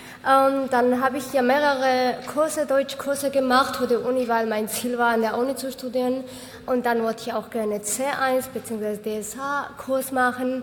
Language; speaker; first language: German; non-native, fluent; Georgian